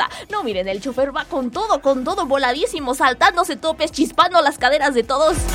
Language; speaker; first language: Spanish; native; Spanish